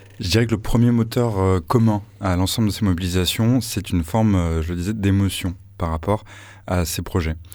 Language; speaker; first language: French; native; French